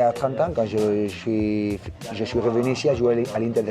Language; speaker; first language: French; non-native, learner; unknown